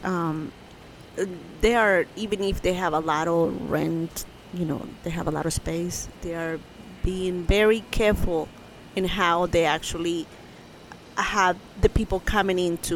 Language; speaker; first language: English; non-native, fluent; Spanish